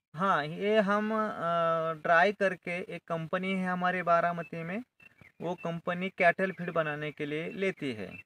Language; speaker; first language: Hindi; non-native, local second language; Marathi